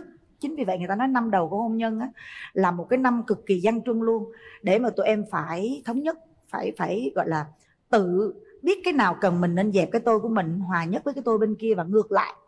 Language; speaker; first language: Vietnamese; native; Vietnamese